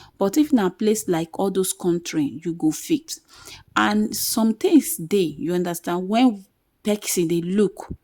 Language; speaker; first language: Nigerian Pidgin; native; Nigerian Pidgin